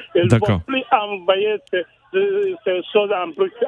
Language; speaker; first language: French; non-native, local second language; Susu